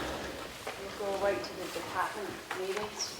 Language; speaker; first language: English; native; English